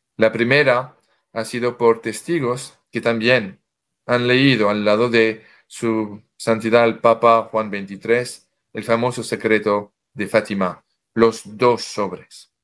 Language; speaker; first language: Spanish; non-native, fluent; French